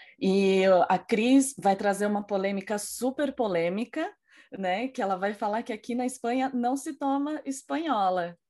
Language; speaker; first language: Portuguese; native; Portuguese